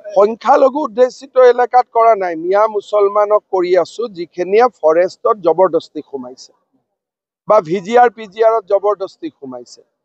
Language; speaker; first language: Assamese; native; Assamese